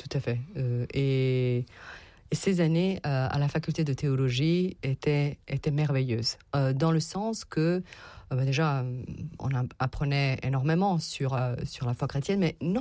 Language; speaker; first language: French; non-native, fluent; Serbian